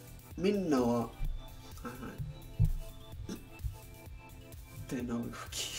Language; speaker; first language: Japanese; non-native, learner; English